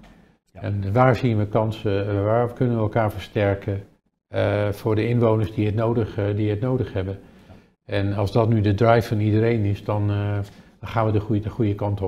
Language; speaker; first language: Dutch; native; Dutch